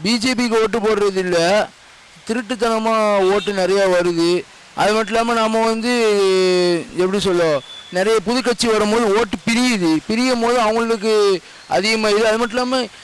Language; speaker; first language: Tamil; native; Tamil